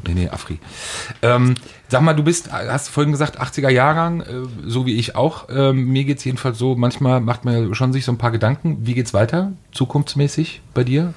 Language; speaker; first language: German; native; German